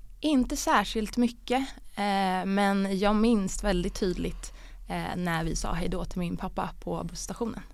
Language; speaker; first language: Swedish; early bilingual, other home language; Bosnian